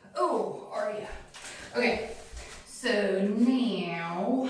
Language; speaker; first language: English; native; English